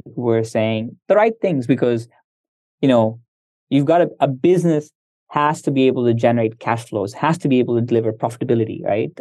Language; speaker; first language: English; early bilingual, other home language; Hindi